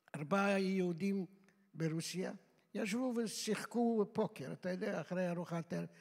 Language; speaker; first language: Hebrew; non-native, fluent; Yiddish